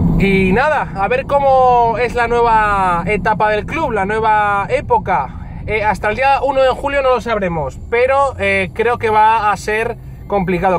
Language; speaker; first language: Spanish; native; Spanish